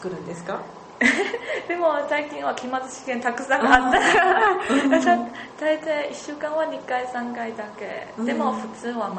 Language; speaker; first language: Japanese; non-native, learner; Chinese